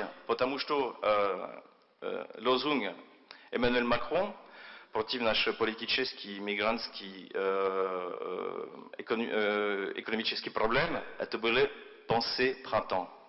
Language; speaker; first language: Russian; non-native, fluent; French